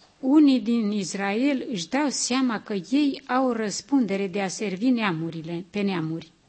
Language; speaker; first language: Romanian; native; Romanian